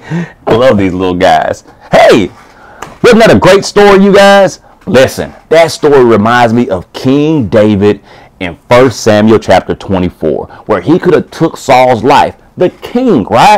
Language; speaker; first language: English; native; English